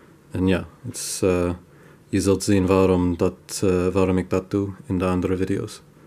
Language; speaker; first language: Dutch; non-native, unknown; English